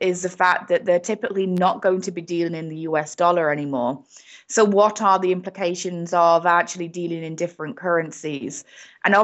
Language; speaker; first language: English; native; English